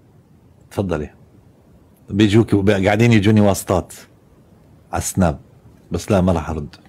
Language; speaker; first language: Arabic; native; Arabic